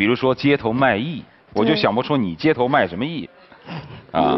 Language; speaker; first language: Chinese; native; Chinese